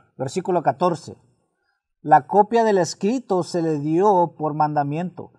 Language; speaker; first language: Spanish; early bilingual, heritage; Spanish